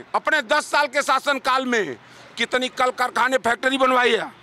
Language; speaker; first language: Hindi; native; Hindi